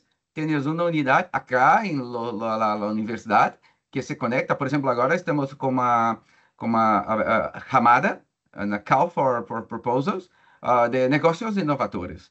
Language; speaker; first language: Spanish; non-native, learner; Portuguese